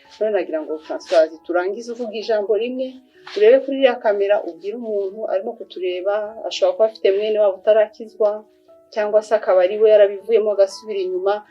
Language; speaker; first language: Kinyarwanda; native; Kinyarwanda